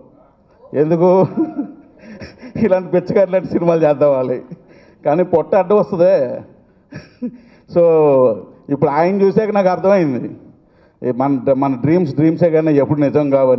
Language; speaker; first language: Telugu; native; Telugu